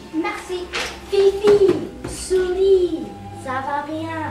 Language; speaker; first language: French; non-native, learner; English